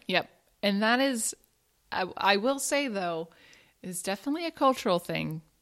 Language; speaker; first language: English; native; English